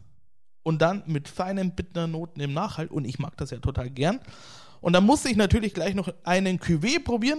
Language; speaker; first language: German; native; German